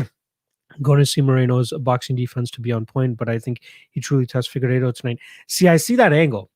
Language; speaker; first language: English; native; English